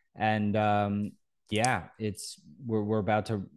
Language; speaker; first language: English; native; English